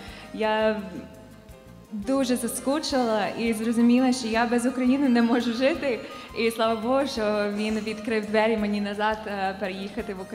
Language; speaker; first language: Ukrainian; non-native, fluent; English